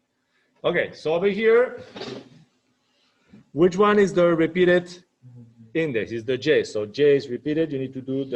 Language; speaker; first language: English; non-native, fluent; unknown